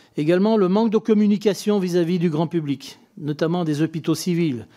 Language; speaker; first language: French; native; French